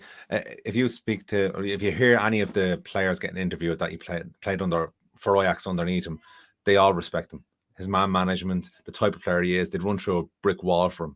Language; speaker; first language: English; native; English